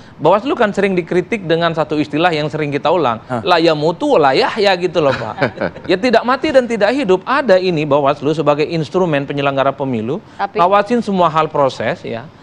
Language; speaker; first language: Indonesian; non-native, local second language; Madurese